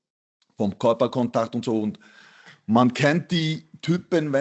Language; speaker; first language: German; non-native, fluent; Icelandic